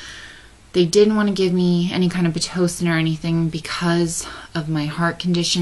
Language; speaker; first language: English; native; English